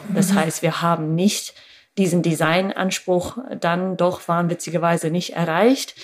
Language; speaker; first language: German; non-native, fluent; English